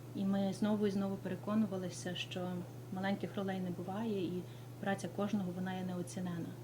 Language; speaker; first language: Ukrainian; native; Ukrainian